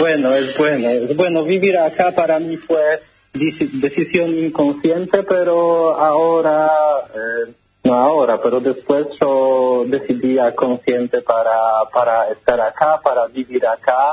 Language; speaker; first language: Spanish; non-native, learner; Polish